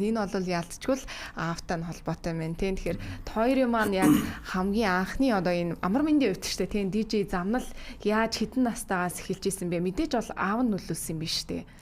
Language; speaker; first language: Mongolian; native; Mongolian